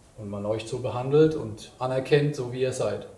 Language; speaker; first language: German; native; German